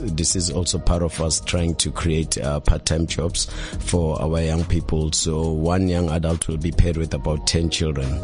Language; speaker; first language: English; non-native, local second language; Zulu